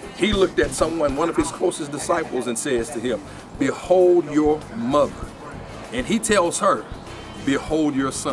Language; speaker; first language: English; native; English